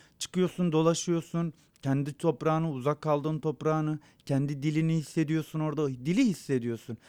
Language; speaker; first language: Turkish; non-native, local second language; Zaza